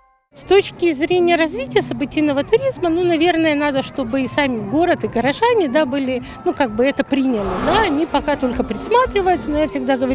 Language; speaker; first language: Russian; native; Russian